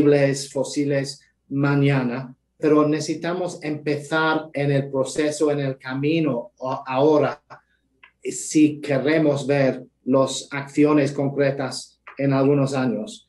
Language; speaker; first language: Spanish; non-native, fluent; English